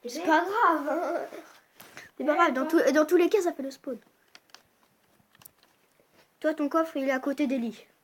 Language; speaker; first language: French; native; French